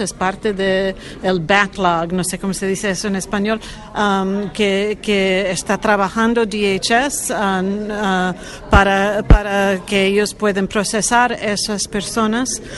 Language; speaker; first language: Spanish; non-native, learner; English